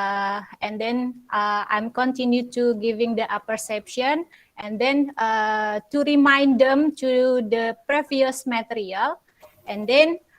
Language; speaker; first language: English; non-native, local second language; Indonesian